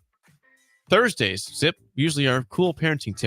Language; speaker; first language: English; native; English